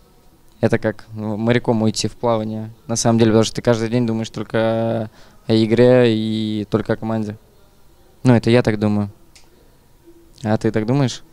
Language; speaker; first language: Russian; native; Russian